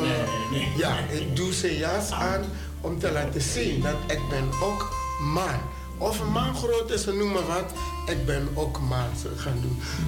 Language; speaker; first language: Dutch; non-native, fluent; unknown